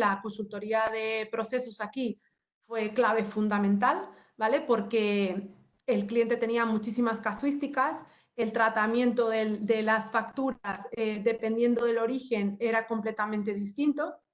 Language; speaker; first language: Spanish; native; Spanish